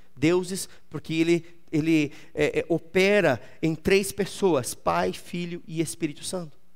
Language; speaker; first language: Portuguese; native; Portuguese